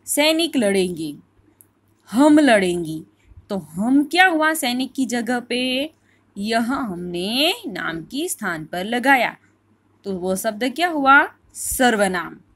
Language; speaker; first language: Hindi; non-native, local second language; Gujarati